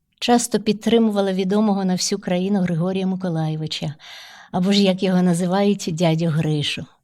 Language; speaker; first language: Ukrainian; non-native, local second language; Russian